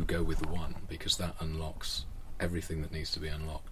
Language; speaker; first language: English; native; English